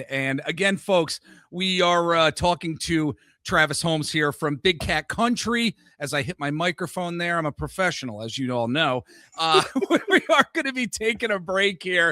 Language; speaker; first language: English; native; English